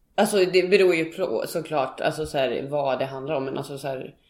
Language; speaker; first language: Swedish; native; Swedish